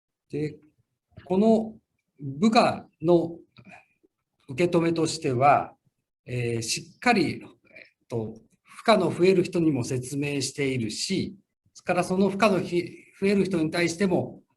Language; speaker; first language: Japanese; native; Japanese